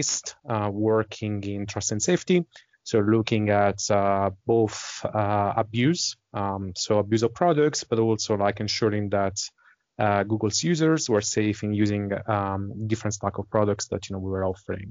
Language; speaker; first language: English; non-native, fluent; Italian